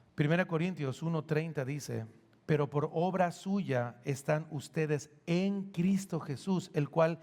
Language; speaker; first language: Spanish; native; Spanish